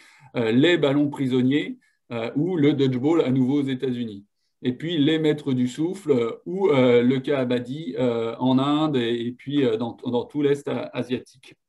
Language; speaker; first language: French; native; French